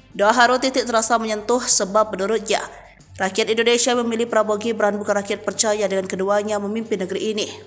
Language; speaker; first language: Indonesian; native; Indonesian